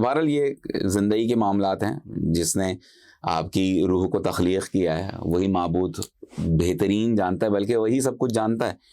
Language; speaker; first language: Urdu; native; Urdu